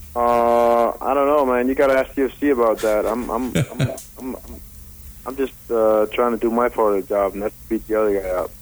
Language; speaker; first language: English; non-native, fluent; Danish